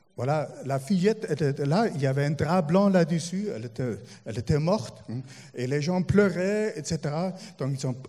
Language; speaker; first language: French; non-native, fluent; German